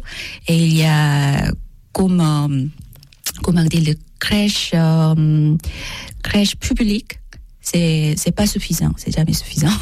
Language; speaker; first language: French; non-native, learner; Korean